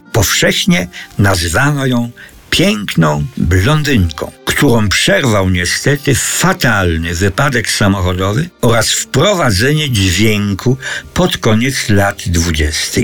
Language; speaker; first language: Polish; native; Polish